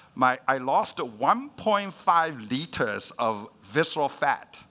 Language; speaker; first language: English; non-native, fluent; Chinese